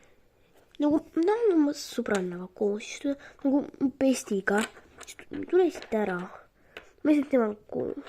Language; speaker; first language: Estonian; non-native, local second language; Russian